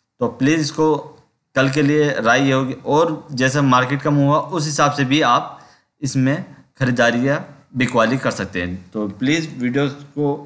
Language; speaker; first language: Hindi; native; Hindi